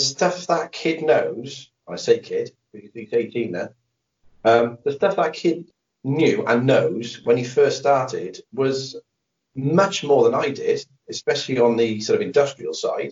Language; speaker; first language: English; native; English